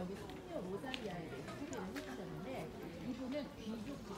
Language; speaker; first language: Korean; native; Korean